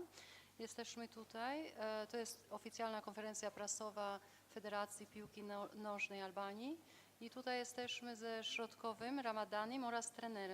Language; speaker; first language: Polish; non-native, fluent; Albanian